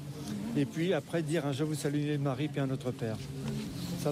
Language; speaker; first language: French; native; French